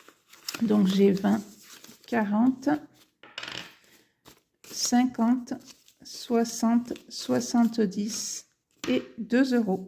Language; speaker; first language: French; native; French